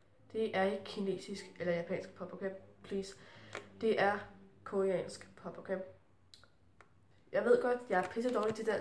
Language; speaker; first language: Danish; early bilingual, heritage; Danish